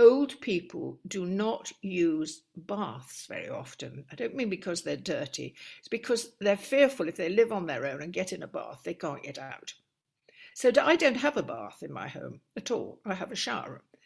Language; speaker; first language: English; native; English